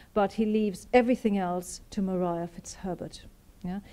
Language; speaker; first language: English; non-native, fluent; German